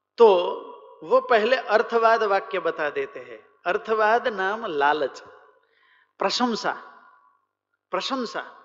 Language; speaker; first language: Hindi; non-native, local second language; Gujarati